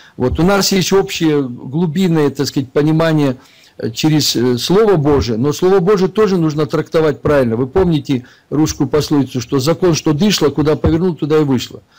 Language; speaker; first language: Russian; native; Russian